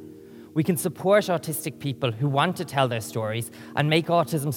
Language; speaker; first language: English; native; English